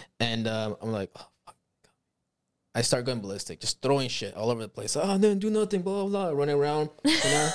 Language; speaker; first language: English; early bilingual, other home language; Spanish